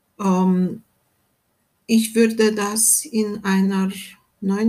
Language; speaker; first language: German; non-native, fluent; Romanian